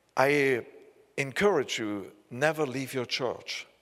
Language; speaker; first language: English; non-native, fluent; German